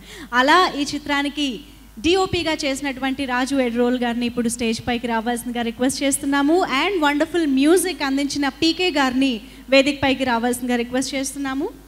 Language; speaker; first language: Telugu; native; Telugu